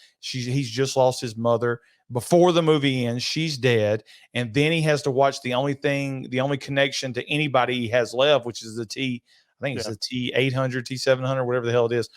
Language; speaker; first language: English; native; English